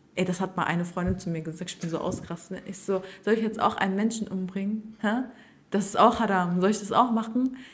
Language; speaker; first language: German; early bilingual, other home language; Turkish